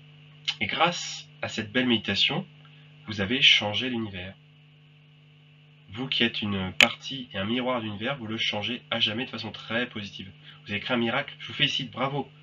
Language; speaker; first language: French; native; French